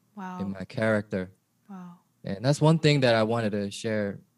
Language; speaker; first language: English; early bilingual, other home language; Korean